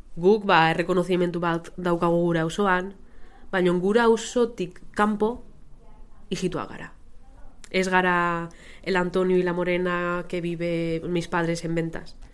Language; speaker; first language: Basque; non-native, local second language; Spanish